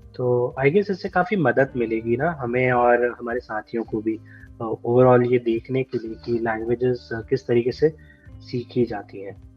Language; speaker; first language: Hindi; native; Hindi